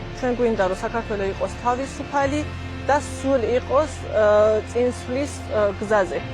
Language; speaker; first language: Georgian; early bilingual, heritage; Georgian